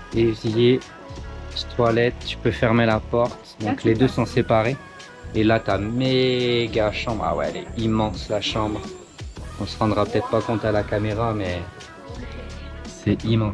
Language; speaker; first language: French; native; French